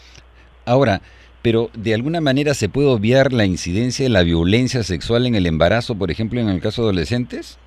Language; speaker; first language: Spanish; native; Spanish